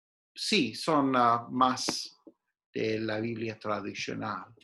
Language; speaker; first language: Spanish; non-native, fluent; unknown